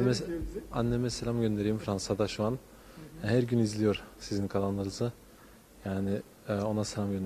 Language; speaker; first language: Turkish; early bilingual, heritage; Turkish